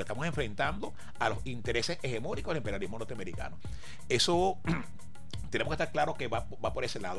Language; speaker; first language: Spanish; native; Spanish